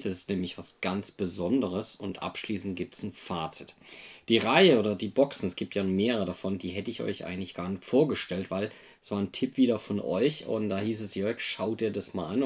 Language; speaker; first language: German; native; German